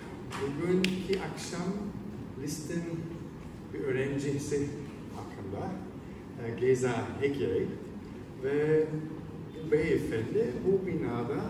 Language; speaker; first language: Turkish; non-native, learner; Hungarian